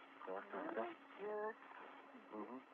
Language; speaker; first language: Russian; native; Russian